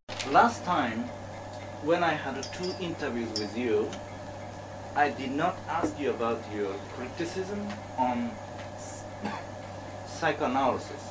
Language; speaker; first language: English; non-native, fluent; Japanese